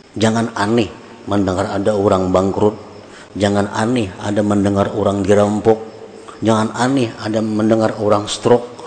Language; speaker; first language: Indonesian; non-native, local second language; Banjar